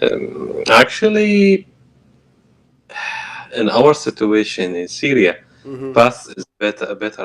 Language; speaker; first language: English; non-native, learner; Arabic